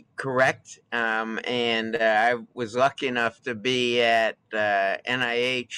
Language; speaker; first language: English; native; English